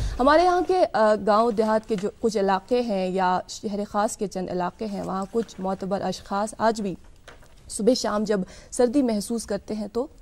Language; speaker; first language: Hindi; non-native, local second language; Kashmiri